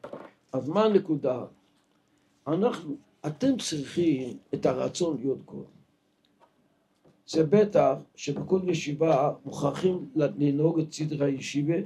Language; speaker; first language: Hebrew; non-native, local second language; Yiddish